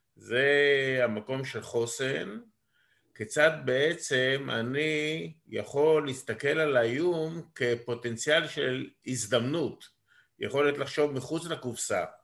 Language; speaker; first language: Hebrew; native; Hebrew